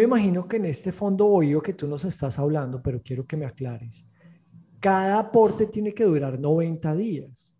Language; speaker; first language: Spanish; native; Spanish